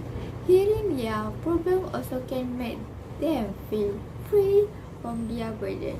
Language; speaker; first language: English; non-native, local second language; Malay